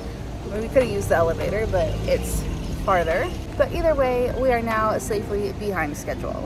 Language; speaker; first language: English; native; English